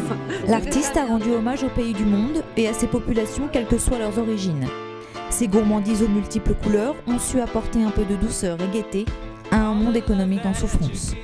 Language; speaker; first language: French; native; French